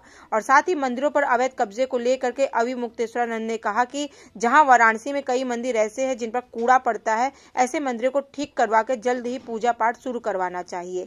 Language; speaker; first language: Hindi; native; Hindi